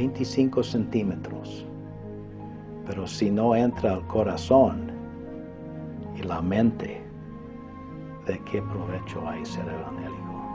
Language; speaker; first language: Spanish; non-native, fluent; English